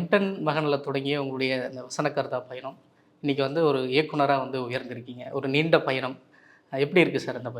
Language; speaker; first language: Tamil; native; Tamil